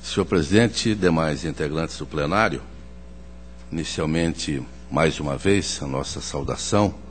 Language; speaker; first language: Portuguese; native; Portuguese